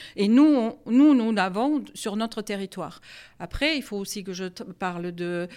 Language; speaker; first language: French; non-native, fluent; German